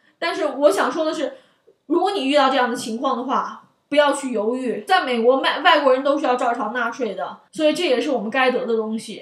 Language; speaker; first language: Chinese; native; Chinese